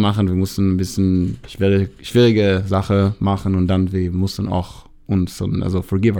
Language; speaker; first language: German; non-native, fluent; Hebrew